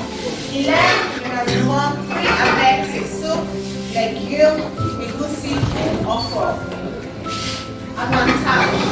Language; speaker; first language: French; non-native, learner; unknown